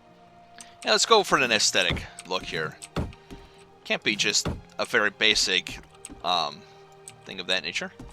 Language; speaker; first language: English; native; English